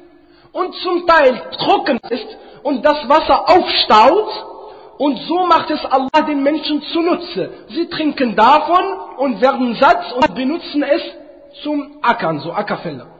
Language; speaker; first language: German; non-native, fluent; Arabic